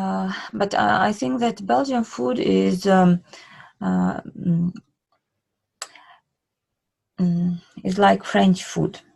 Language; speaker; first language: English; non-native, learner; Russian